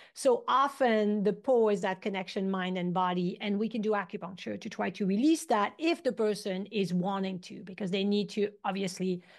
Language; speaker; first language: English; non-native, fluent; French